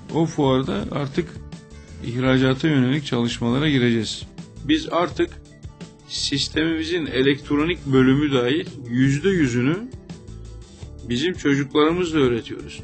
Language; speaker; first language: Turkish; native; Turkish